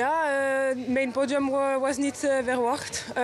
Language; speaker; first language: Dutch; non-native, learner; French